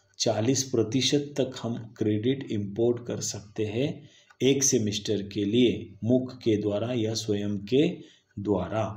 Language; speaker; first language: Hindi; non-native, local second language; Marathi